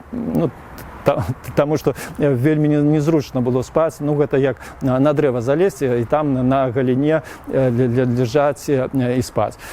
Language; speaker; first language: Belarusian; native; Belarusian